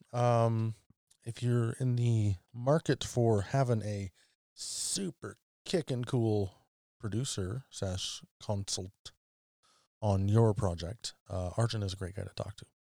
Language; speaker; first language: English; native; English